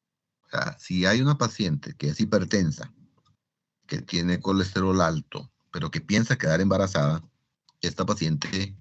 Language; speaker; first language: Spanish; native; Spanish